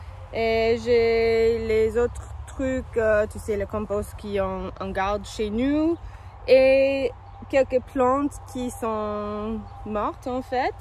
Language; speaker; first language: French; non-native, fluent; English